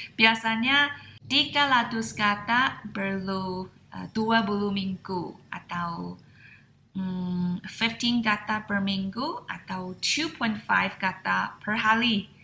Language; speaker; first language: Indonesian; non-native, fluent; Chinese